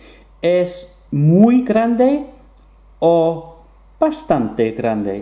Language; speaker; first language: Spanish; non-native, fluent; English